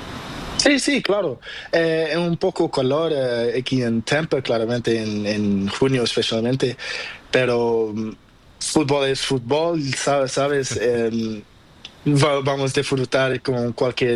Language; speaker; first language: Spanish; non-native, learner; Portuguese